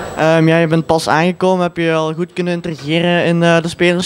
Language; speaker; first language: Dutch; native; Dutch